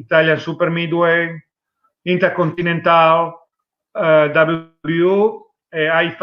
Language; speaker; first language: English; non-native, learner; Italian